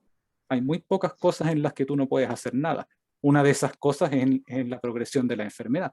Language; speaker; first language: Spanish; native; Spanish